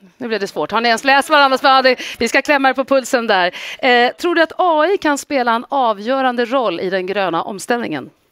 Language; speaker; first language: Swedish; native; Swedish